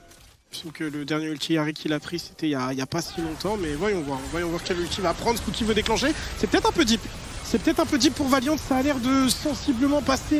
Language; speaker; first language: French; native; French